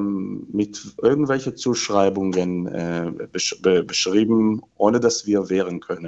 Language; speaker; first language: German; non-native, fluent; Hebrew